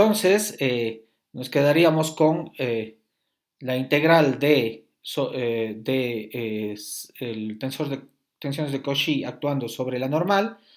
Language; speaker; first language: Spanish; native; Spanish